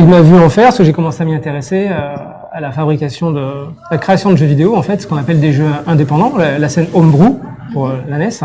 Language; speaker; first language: French; native; French